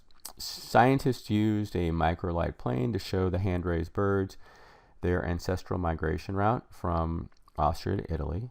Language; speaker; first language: English; native; English